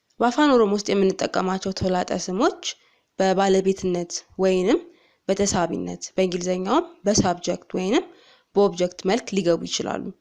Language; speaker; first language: Amharic; non-native, local second language; Oromo